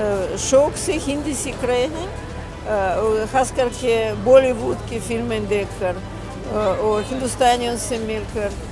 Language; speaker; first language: Hindi; non-native, fluent; Russian